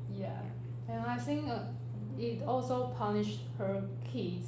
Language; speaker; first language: English; non-native, learner; Chinese